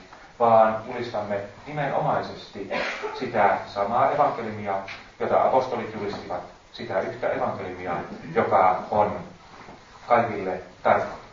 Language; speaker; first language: Finnish; native; Finnish